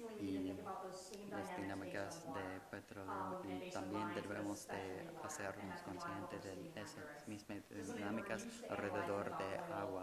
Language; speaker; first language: Spanish; non-native, fluent; English